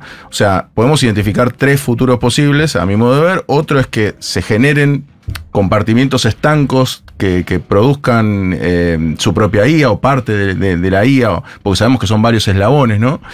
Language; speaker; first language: Spanish; native; Spanish